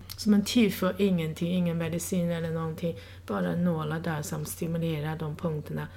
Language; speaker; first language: Swedish; non-native, fluent; Chinese